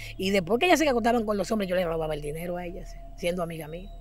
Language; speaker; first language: Spanish; native; Spanish